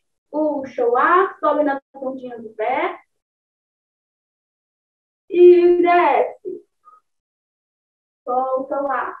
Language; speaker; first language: Portuguese; native; Portuguese